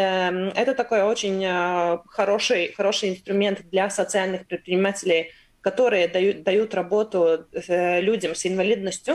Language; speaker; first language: Russian; non-native, local second language; Latvian